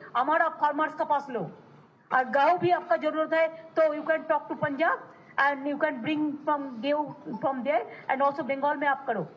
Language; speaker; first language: Hindi; non-native, local second language; Bangla